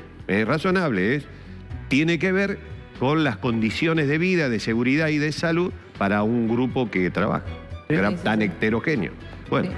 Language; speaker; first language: Spanish; native; Spanish